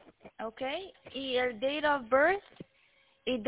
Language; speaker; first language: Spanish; early bilingual, heritage; Spanish